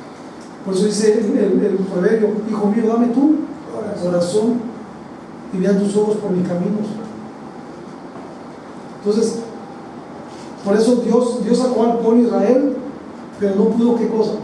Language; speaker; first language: Spanish; native; Spanish